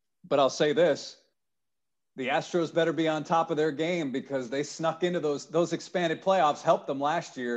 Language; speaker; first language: English; native; English